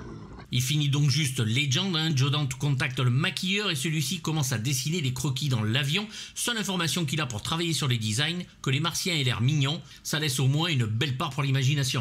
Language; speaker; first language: French; native; French